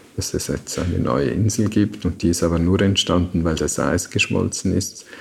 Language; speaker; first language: German; native; German